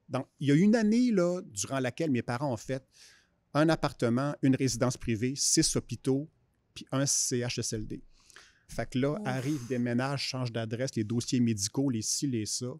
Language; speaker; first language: French; native; French